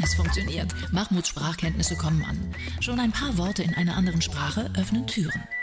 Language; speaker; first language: German; native; German